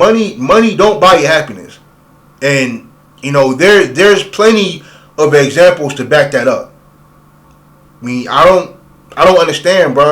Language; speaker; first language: English; native; English